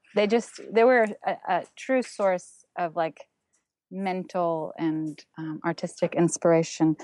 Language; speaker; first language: English; non-native, fluent; German